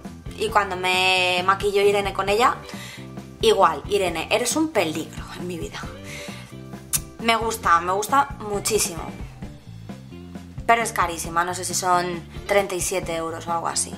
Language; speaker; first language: Spanish; native; Spanish